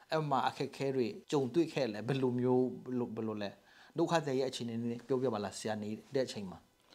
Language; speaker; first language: Burmese; non-native, local second language; S'gaw Karen